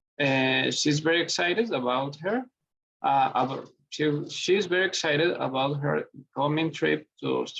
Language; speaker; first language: English; non-native, learner; Spanish